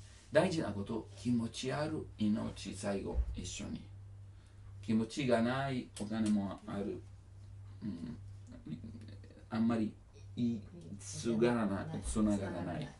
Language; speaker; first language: Japanese; non-native, learner; Italian